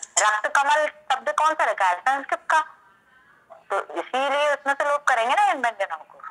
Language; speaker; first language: Hindi; native; Hindi